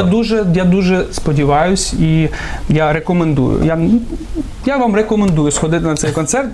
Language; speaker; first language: Ukrainian; non-native, local second language; Russian